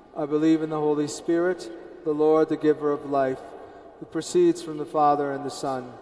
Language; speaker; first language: English; early bilingual, other home language; Spanish